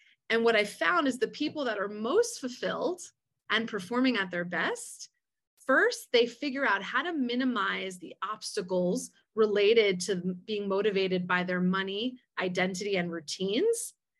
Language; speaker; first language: English; early bilingual, other home language; Spanish